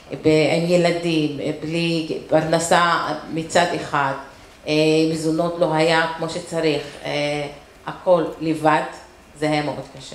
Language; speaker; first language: Hebrew; non-native, local second language; Arabic